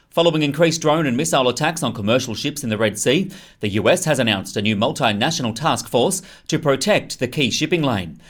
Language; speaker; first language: English; native; English